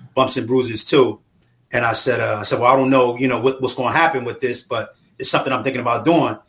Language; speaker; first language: English; native; English